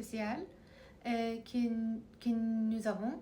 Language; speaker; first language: French; non-native, learner; Persian